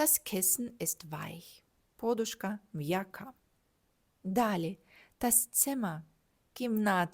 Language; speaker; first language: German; non-native, fluent; Ukrainian